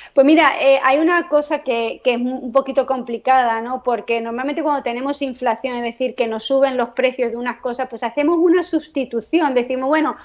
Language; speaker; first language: Spanish; native; Spanish